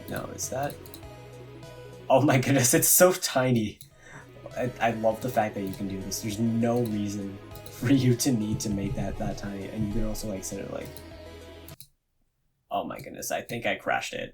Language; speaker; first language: English; native; English